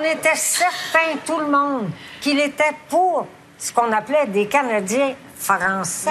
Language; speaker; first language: French; native; French